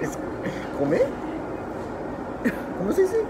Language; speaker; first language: Spanish; non-native, learner; Japanese